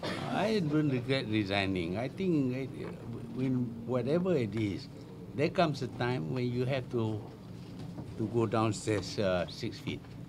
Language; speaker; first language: English; non-native, local second language; Malay